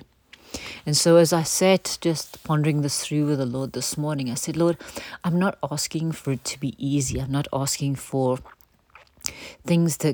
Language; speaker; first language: English; native; English